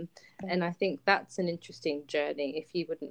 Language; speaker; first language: English; native; English